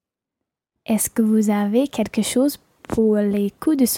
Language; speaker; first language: French; non-native, learner; English